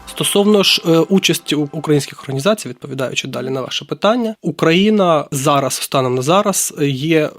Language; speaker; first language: Ukrainian; native; Ukrainian